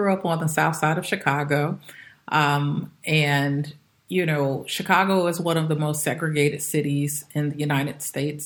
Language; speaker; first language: English; native; English